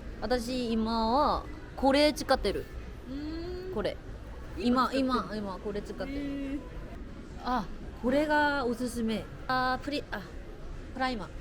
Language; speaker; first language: Japanese; non-native, fluent; Korean